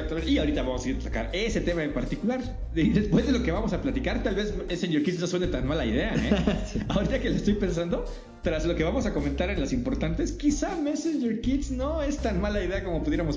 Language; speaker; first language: Spanish; native; Spanish